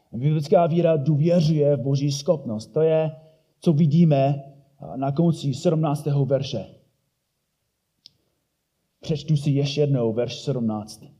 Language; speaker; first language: Czech; non-native, fluent; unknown